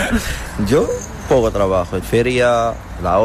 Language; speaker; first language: Spanish; non-native, learner; Arabic